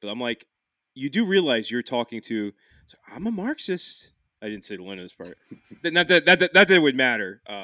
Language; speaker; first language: English; native; English